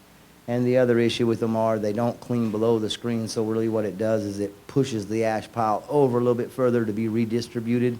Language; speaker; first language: English; native; English